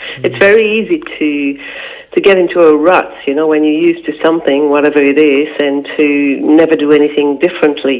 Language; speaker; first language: English; non-native, fluent; French